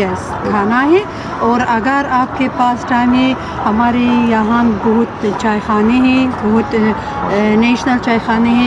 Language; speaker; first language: Hindi; non-native, learner; Tajik